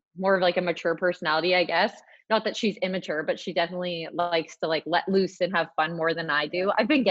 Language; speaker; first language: English; native; English